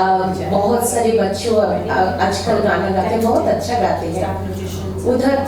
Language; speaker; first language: Hindi; non-native, local second language; Bangla